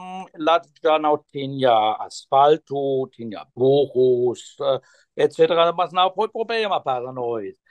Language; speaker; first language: Portuguese; non-native, fluent; German